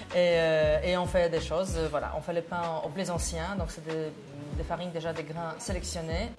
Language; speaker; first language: French; non-native, fluent; Polish